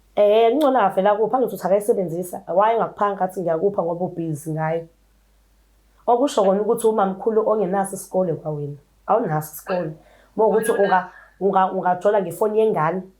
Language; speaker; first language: Zulu; native; Zulu